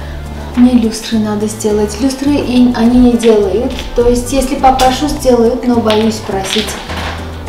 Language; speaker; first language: Russian; non-native, fluent; Armenian